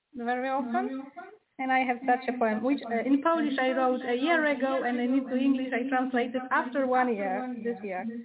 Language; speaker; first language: English; non-native, fluent; Polish